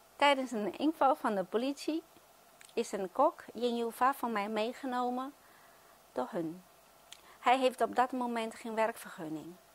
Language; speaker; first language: Dutch; non-native, fluent; Chinese